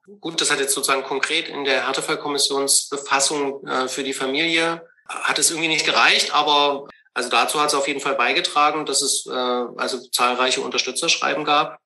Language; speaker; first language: German; native; German